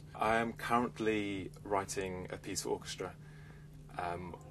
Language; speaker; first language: English; native; English